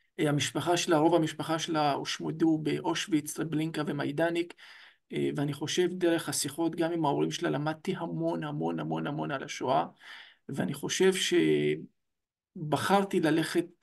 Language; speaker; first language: Hebrew; non-native, local second language; Arabic